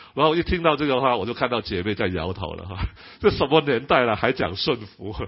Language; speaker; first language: Chinese; non-native, local second language; Cantonese